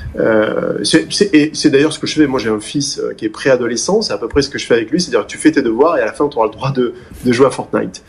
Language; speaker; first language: French; native; French